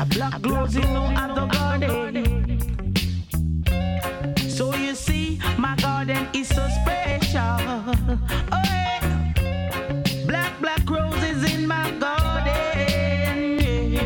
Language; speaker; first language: English; non-native, fluent; Portuguese